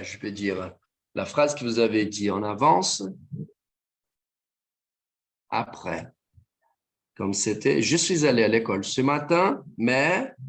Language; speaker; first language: French; non-native, fluent; Portuguese